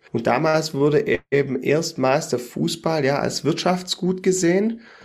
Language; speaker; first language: German; native; German